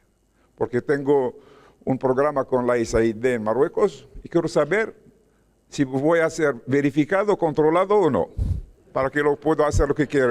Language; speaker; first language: Spanish; non-native, fluent; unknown